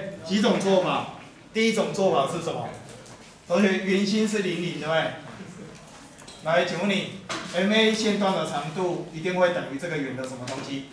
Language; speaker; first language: Chinese; native; Chinese